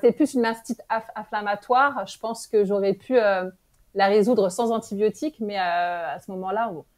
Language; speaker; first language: French; native; French